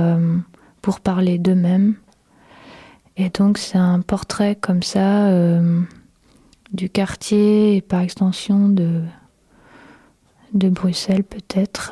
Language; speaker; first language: French; native; French